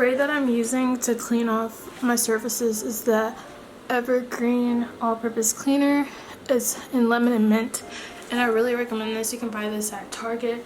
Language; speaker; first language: English; native; English